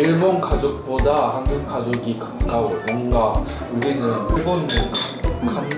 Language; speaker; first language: Korean; non-native, fluent; Japanese